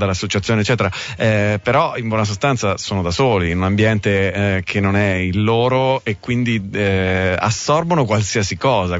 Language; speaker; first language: Italian; native; Italian